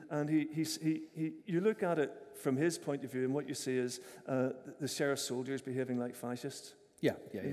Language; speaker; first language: English; native; English